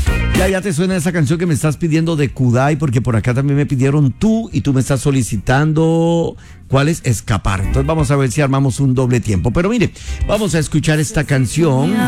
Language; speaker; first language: Spanish; native; Spanish